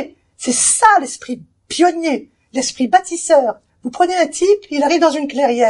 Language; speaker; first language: French; native; French